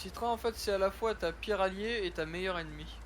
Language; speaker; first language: French; native; French